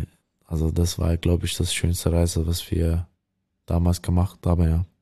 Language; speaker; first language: German; non-native, learner; Dutch